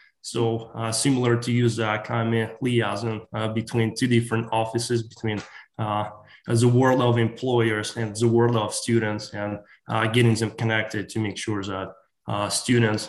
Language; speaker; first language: English; non-native, fluent; Ukrainian